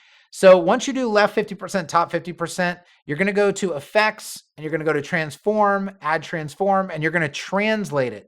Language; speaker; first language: English; native; English